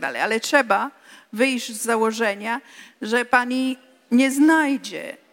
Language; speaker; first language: Polish; non-native, fluent; Italian